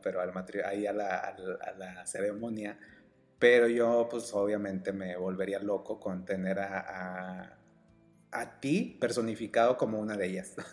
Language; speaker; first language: Spanish; native; Spanish